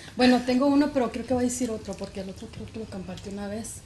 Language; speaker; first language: Spanish; early bilingual, heritage; Spanish